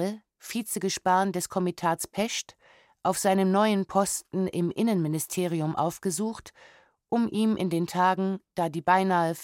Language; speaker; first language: German; native; German